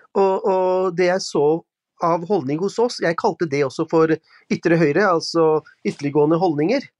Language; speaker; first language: Norwegian; early bilingual, other home language; Urdu